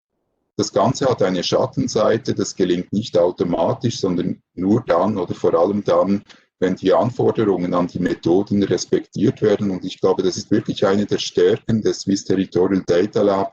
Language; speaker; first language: German; native; German